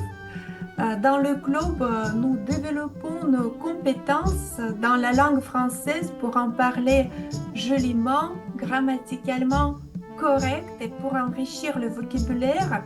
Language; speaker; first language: French; non-native, fluent; Russian